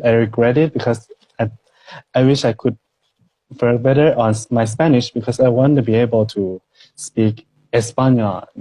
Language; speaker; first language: English; non-native, fluent; Thai